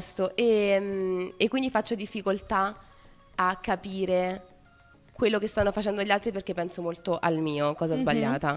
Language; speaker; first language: Italian; native; Italian